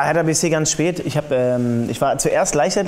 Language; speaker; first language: German; native; German